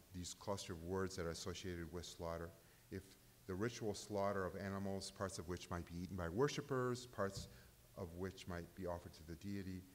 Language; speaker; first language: English; native; English